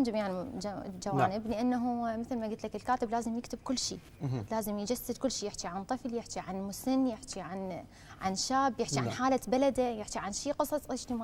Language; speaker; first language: Arabic; native; Arabic